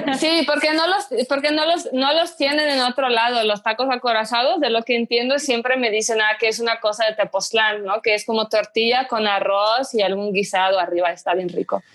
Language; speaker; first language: Spanish; non-native, fluent; Ukrainian